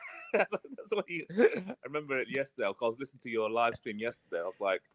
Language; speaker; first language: English; native; English